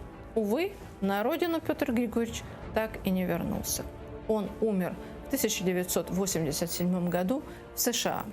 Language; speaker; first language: Russian; native; Russian